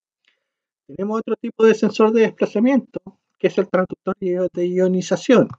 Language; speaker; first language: Spanish; native; Spanish